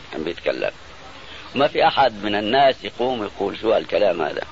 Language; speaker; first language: Arabic; native; Arabic